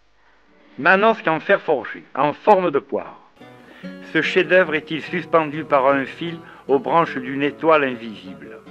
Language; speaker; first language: French; native; French